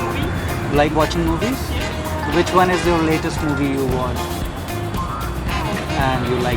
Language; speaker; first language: English; non-native, local second language; Hindi